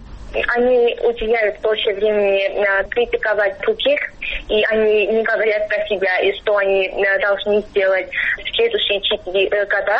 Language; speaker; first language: Russian; non-native, fluent; Georgian